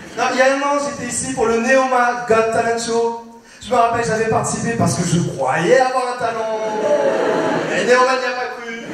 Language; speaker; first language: French; early bilingual, other home language; Vietnamese